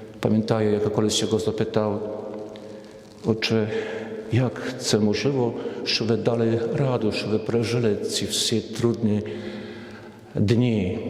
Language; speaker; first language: Polish; non-native, learner; Ukrainian